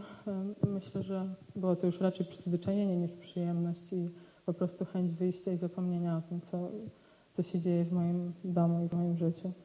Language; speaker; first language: Polish; native; Polish